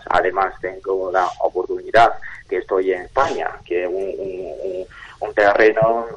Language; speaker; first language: Spanish; non-native, fluent; Chinese